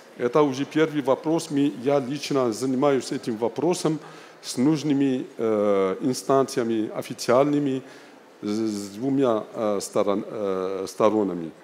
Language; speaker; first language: Russian; non-native, fluent; Arabic